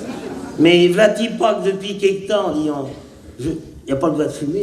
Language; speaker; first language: French; native; French